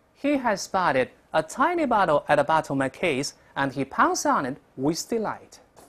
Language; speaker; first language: English; non-native, fluent; Chinese